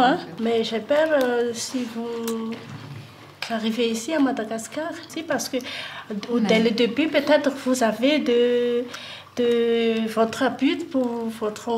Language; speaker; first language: French; non-native, local second language; Malagasy